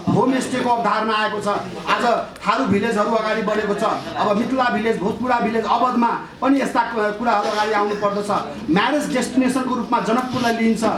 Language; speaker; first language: Nepali; non-native, local second language; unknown